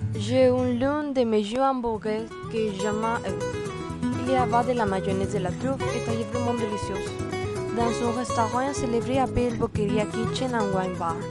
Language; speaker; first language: French; non-native, learner; Spanish